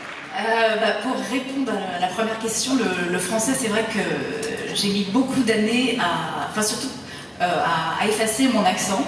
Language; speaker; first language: French; native; French